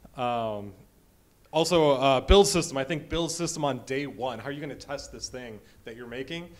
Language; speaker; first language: English; native; English